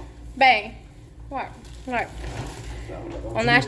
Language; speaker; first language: French; native; French